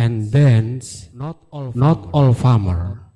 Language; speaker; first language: English; non-native, learner; Indonesian